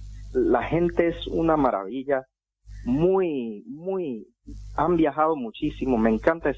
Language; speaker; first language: Spanish; non-native, fluent; English